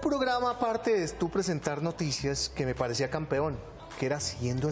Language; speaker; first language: Spanish; native; Spanish